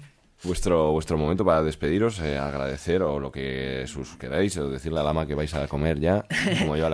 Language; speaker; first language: Spanish; native; Spanish